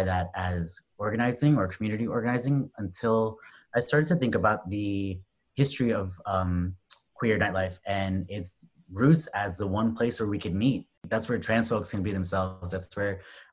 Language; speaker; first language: English; native; English